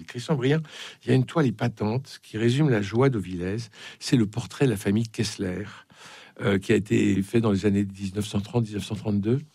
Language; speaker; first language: French; native; French